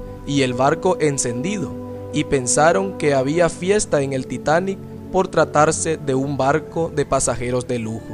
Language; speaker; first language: Spanish; native; Spanish